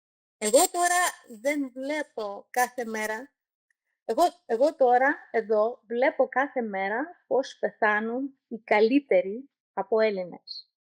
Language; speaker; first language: Greek; non-native, learner; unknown